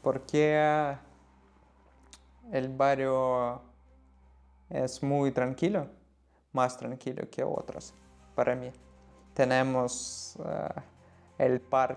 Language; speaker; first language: Spanish; non-native, learner; Russian